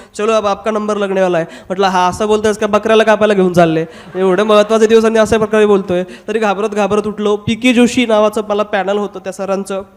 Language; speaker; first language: Marathi; non-native, local second language; Hindi